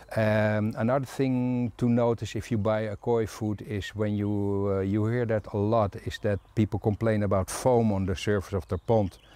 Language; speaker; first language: English; non-native, fluent; Dutch